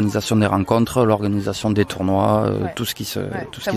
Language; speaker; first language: French; native; French